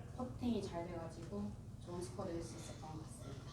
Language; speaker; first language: Korean; native; Korean